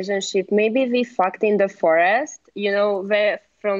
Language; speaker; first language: English; non-native, learner; Hungarian